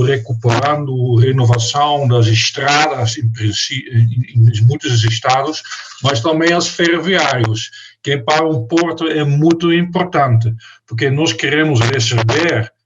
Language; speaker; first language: Portuguese; non-native, fluent; Dutch